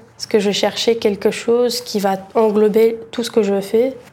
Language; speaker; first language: French; early bilingual, other home language; Bulgarian